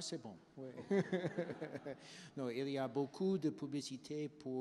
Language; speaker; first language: French; non-native, fluent; English